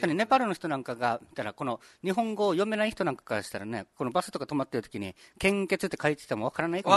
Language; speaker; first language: Japanese; native; Japanese